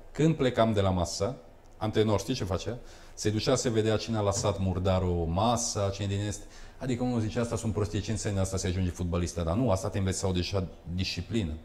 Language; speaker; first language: Romanian; early bilingual, heritage; Romanian